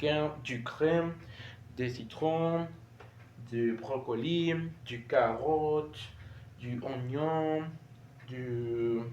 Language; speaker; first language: French; non-native, learner; Spanish